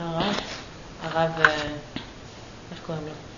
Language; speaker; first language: Hebrew; non-native, fluent; English